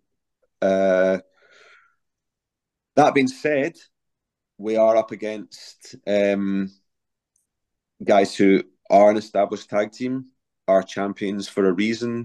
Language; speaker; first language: English; native; English